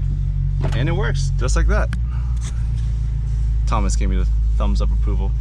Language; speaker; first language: English; native; English